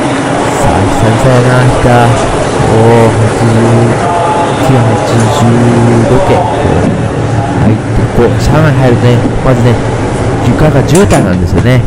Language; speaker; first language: Japanese; native; Japanese